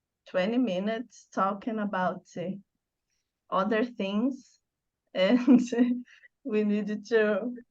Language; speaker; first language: English; non-native, learner; Portuguese